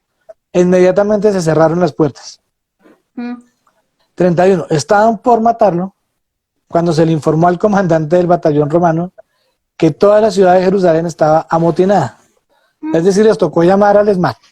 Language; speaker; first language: Spanish; native; Spanish